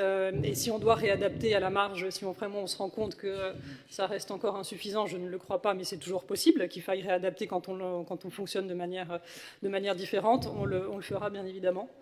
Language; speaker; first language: French; native; French